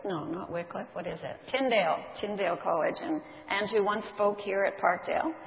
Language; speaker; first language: English; native; English